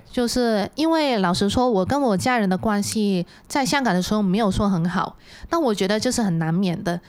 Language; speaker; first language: Chinese; non-native, local second language; Cantonese